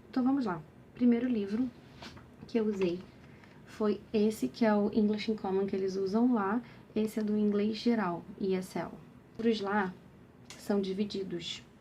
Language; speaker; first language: Portuguese; native; Portuguese